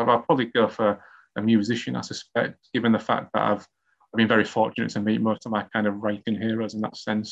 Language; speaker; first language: English; native; English